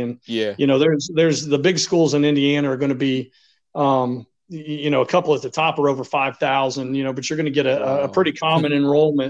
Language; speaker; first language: English; native; English